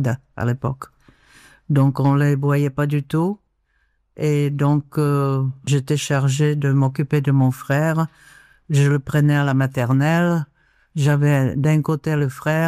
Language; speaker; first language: French; non-native, fluent; Czech